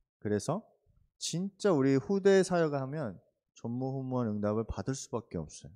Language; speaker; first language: Korean; early bilingual, heritage; Korean